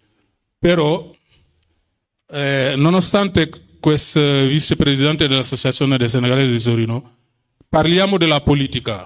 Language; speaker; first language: Italian; non-native, fluent; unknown